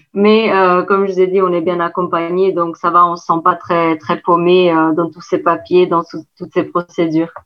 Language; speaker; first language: French; non-native, fluent; Albanian